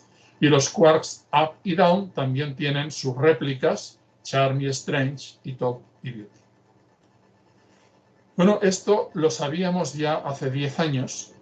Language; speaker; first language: Spanish; native; Spanish